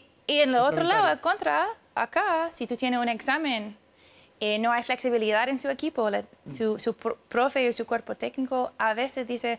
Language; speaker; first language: Spanish; early bilingual, heritage; English